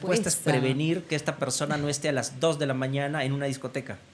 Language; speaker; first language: Spanish; native; Spanish